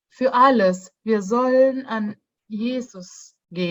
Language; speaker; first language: German; non-native, fluent; Indonesian